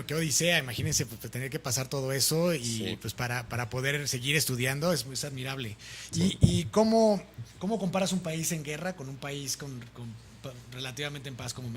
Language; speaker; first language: Spanish; native; Spanish